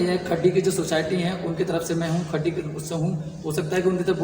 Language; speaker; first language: Hindi; native; Hindi